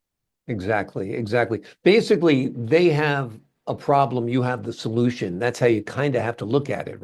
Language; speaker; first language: English; native; English